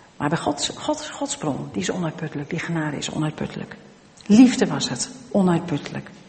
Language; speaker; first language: Dutch; native; Dutch